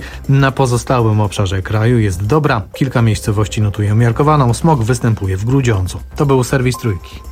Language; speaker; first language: Polish; native; Polish